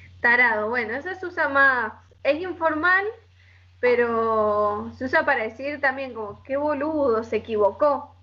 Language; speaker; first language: Spanish; native; Spanish